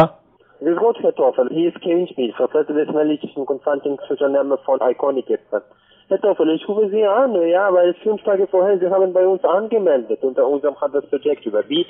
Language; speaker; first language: German; non-native, learner; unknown